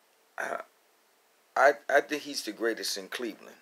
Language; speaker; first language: English; native; English